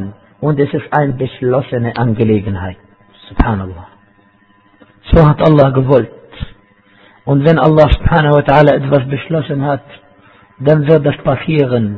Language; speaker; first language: German; non-native, fluent; Arabic